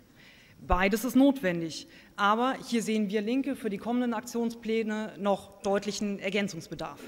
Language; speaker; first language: German; native; German